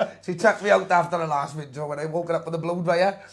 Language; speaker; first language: English; native; English